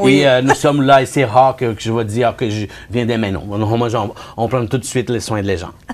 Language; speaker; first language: French; non-native, fluent; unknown